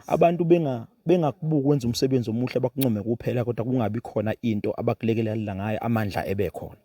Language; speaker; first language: Zulu; native; Zulu